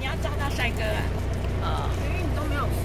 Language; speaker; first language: Chinese; native; Chinese